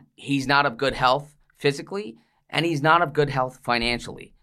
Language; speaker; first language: English; native; English